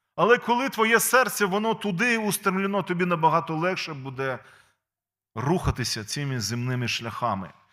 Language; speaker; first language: Ukrainian; non-native, local second language; Russian